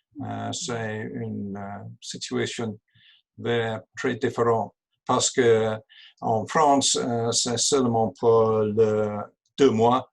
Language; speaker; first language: French; non-native, learner; English